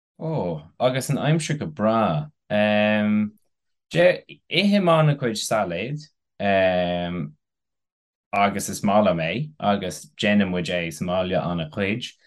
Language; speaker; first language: Irish; non-native, local second language; English